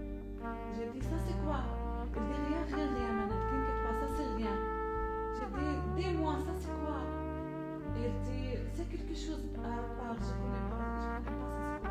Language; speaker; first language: French; non-native, learner; Arabic